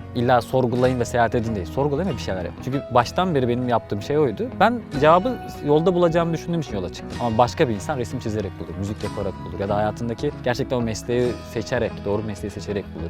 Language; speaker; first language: Turkish; native; Turkish